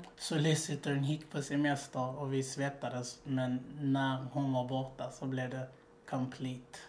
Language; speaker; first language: Swedish; native; Swedish